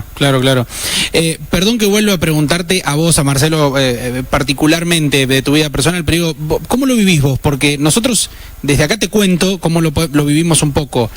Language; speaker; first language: Spanish; native; Spanish